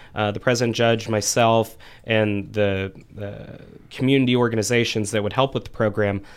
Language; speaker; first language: English; native; English